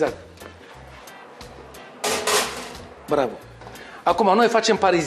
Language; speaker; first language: Romanian; non-native, learner; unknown